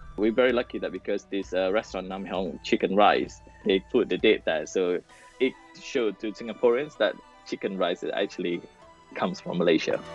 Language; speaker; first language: English; non-native, local second language; Malay